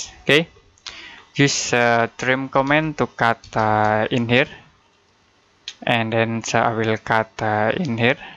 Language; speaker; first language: English; non-native, learner; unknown